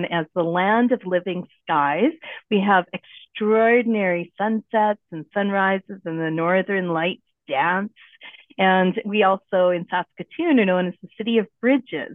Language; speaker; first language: English; native; English